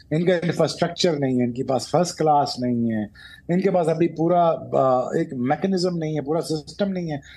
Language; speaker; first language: Urdu; non-native, local second language; Punjabi